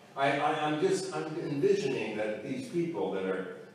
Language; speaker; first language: English; native; English